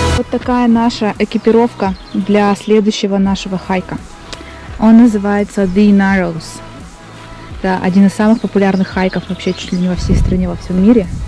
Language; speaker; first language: Russian; native; Russian